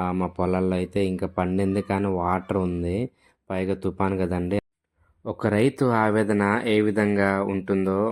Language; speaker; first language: Telugu; non-native, local second language; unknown